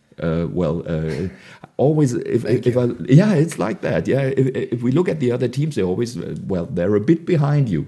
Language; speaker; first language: English; non-native, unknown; German